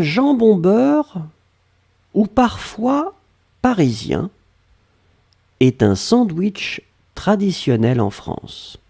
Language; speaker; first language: French; native; French